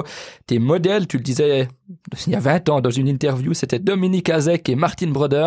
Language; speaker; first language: French; native; French